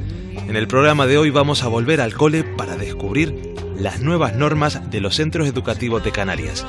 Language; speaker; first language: Spanish; native; Spanish